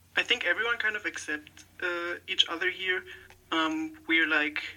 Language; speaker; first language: English; non-native, fluent; German